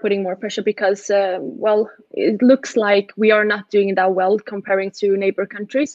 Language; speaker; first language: English; non-native, fluent; Swedish